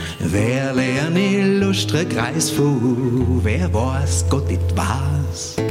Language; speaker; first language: German; native; German